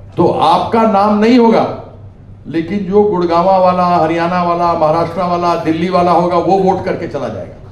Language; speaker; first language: Hindi; native; Hindi